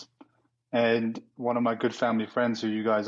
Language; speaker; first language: English; native; English